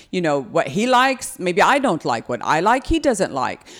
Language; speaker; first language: English; native; English